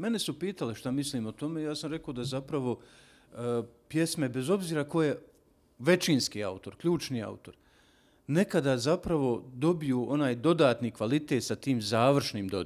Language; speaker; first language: Serbian; native; Serbian